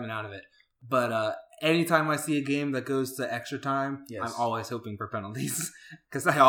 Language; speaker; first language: English; native; English